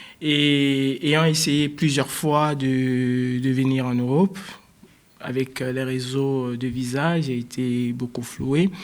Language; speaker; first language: French; native; French